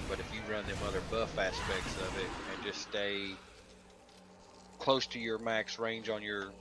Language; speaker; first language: English; native; English